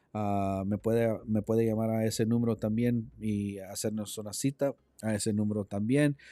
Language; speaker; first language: Spanish; early bilingual, other home language; English